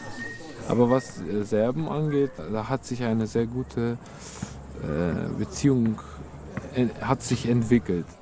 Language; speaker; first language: German; non-native, fluent; Albanian